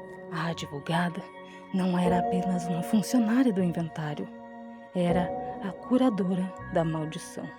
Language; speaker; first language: Portuguese; native; Portuguese